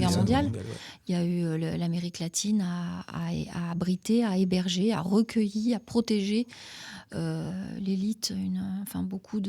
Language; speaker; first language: French; native; French